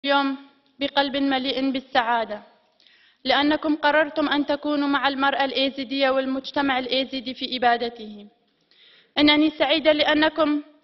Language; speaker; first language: Arabic; non-native, local second language; Kurdish